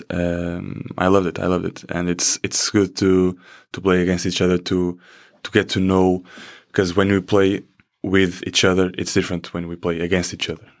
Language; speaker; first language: English; non-native, fluent; Portuguese